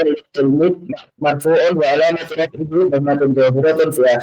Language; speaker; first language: Arabic; non-native, learner; Indonesian